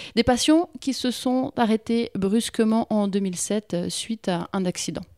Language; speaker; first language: French; native; French